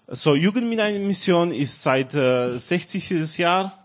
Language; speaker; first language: German; non-native, learner; Romanian